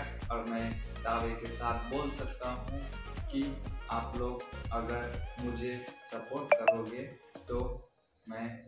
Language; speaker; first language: Hindi; non-native, local second language; Bangla